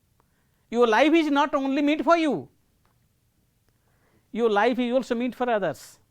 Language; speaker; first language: English; non-native, local second language; Odia